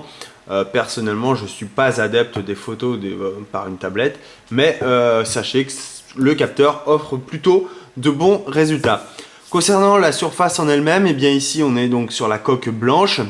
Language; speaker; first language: French; native; French